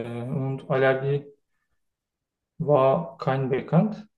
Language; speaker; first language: German; non-native, learner; Turkish